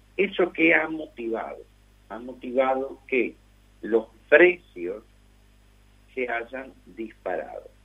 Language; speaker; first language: Spanish; native; Spanish